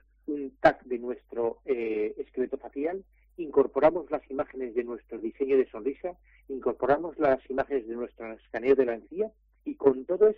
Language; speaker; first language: Spanish; native; Spanish